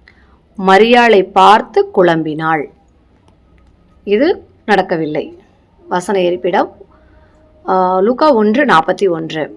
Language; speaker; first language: Tamil; native; Tamil